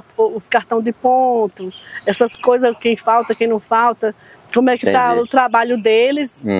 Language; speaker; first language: Portuguese; native; Portuguese